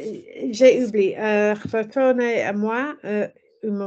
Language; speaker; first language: French; non-native, learner; English